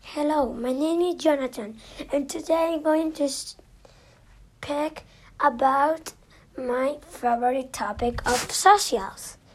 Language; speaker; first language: English; non-native, learner; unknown